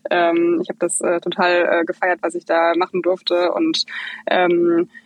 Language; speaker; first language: German; native; German